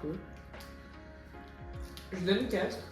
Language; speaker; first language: French; native; French